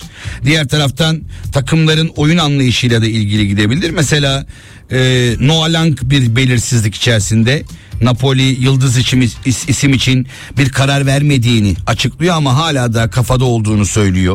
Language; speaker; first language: Turkish; native; Turkish